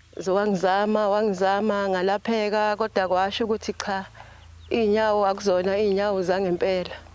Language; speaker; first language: Zulu; native; Zulu